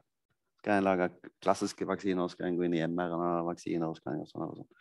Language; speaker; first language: Norwegian; native; Norwegian